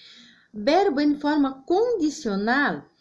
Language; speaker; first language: Spanish; non-native, fluent; Portuguese